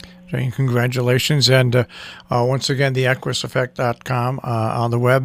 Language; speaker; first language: English; native; English